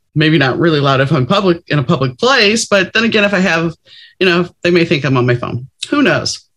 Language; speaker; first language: English; native; English